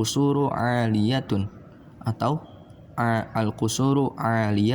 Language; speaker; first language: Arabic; non-native, fluent; Indonesian